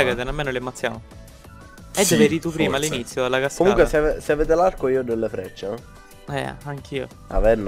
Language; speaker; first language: Italian; native; Italian